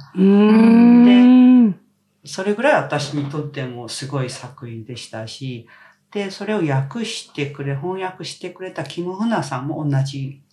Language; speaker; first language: Japanese; non-native, fluent; Korean